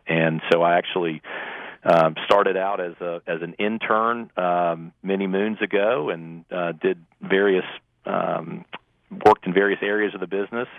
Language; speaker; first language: English; native; English